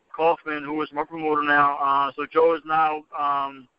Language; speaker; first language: English; native; English